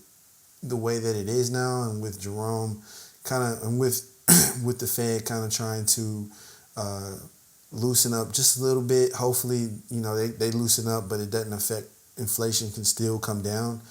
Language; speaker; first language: English; native; English